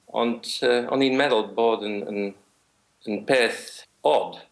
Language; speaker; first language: Welsh; non-native, learner; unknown